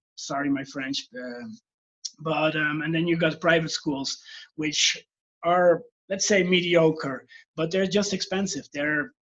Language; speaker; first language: English; non-native, fluent; Dutch